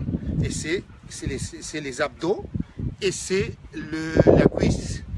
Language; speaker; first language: French; non-native, fluent; Spanish